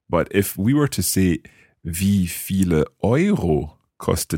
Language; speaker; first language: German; non-native, learner; English